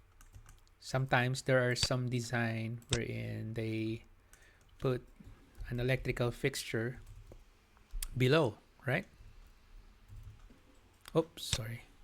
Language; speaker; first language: English; non-native, local second language; Filipino